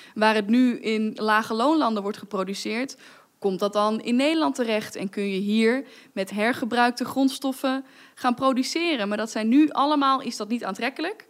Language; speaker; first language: Dutch; native; Dutch